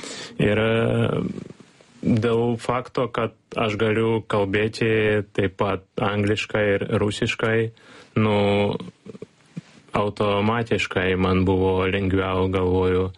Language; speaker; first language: Lithuanian; non-native, learner; Ukrainian